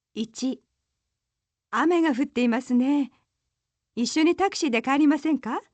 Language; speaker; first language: Japanese; non-native, learner; Hindi